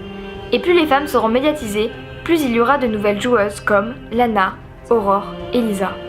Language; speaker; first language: French; native; French